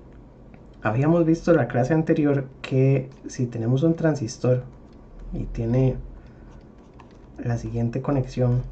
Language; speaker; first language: Spanish; native; Spanish